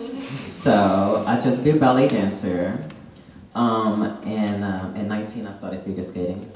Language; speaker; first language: English; native; English